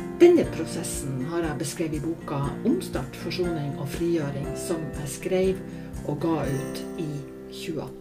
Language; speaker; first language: Norwegian; native; Norwegian